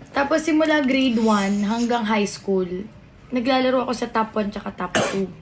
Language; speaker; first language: Filipino; native; Filipino